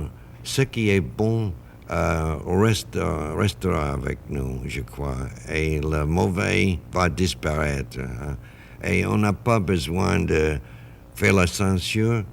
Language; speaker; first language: French; non-native, fluent; English